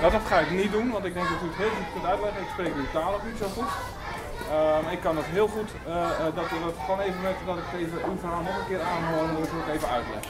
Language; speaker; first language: Dutch; native; Dutch